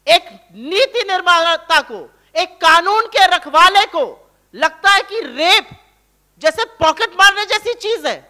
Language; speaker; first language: Hindi; native; Hindi